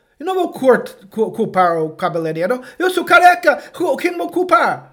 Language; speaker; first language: Portuguese; non-native, fluent; English